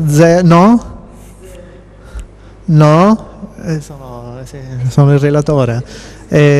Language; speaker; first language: Italian; native; Italian